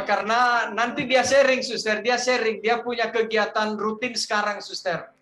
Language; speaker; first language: Indonesian; native; Indonesian